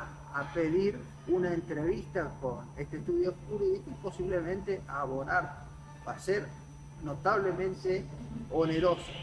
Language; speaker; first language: Spanish; native; Spanish